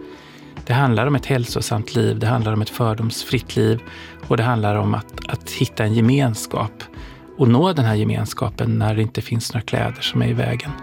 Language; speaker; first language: Swedish; native; Swedish